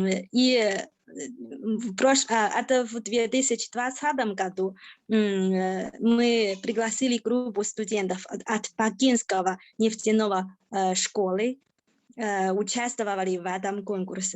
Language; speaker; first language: Russian; non-native, fluent; Chinese